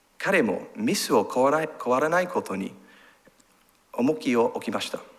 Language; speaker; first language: Japanese; non-native, learner; English